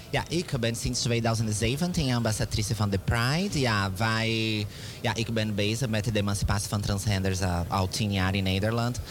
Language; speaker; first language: Dutch; non-native, learner; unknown